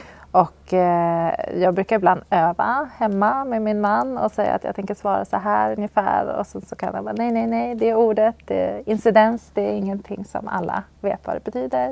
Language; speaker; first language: Swedish; native; Swedish